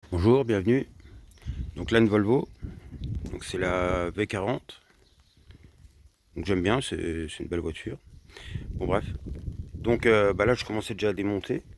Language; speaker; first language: French; native; French